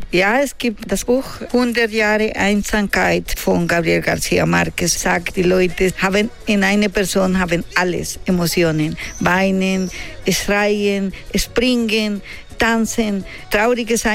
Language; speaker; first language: German; non-native, fluent; Spanish